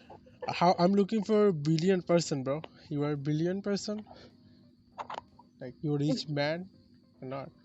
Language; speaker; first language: English; non-native, learner; Bangla